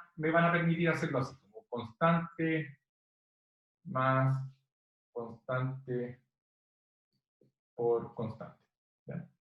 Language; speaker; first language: Spanish; native; Spanish